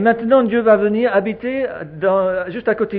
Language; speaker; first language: French; native; French